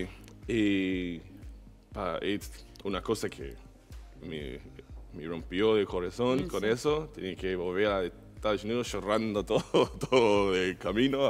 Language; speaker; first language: Spanish; non-native, learner; English